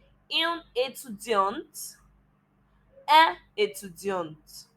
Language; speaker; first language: French; non-native, learner; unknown